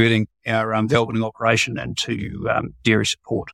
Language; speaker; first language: English; native; English